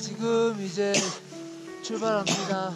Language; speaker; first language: Korean; native; Korean